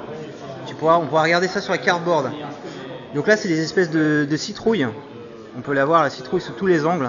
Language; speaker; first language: French; native; French